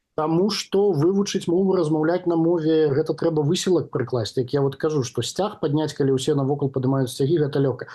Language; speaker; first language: Belarusian; non-native, local second language; Russian